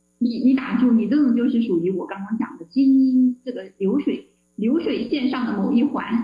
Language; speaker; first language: Chinese; native; Chinese